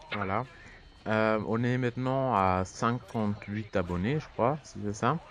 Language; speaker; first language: French; non-native, fluent; German